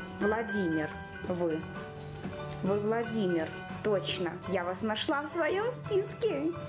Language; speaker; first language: Russian; native; Russian